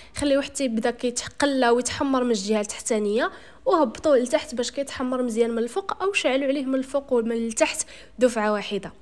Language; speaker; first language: Arabic; native; Arabic